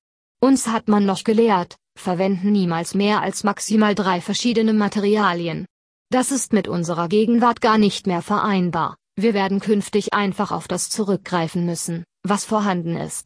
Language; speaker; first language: German; native; German